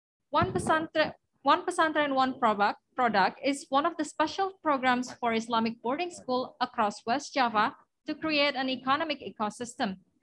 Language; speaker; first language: English; non-native, fluent; Indonesian